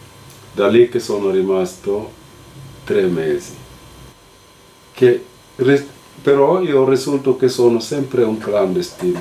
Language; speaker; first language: Italian; non-native, fluent; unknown